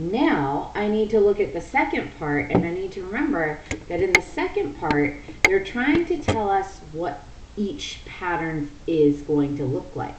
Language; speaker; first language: English; native; English